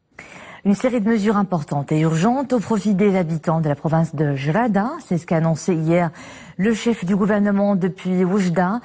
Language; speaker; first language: French; non-native, local second language; Arabic